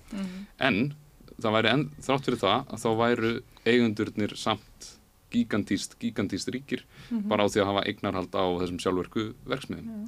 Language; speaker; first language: Icelandic; native; Icelandic